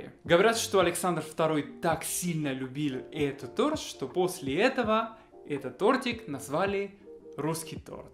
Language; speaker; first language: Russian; non-native, fluent; Spanish